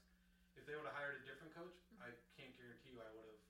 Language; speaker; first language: English; native; English